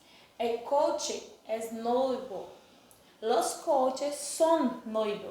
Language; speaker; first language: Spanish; non-native, fluent; Portuguese